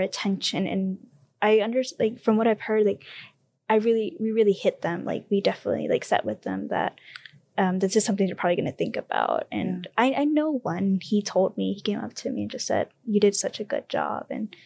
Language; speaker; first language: English; early bilingual, other home language; Spanish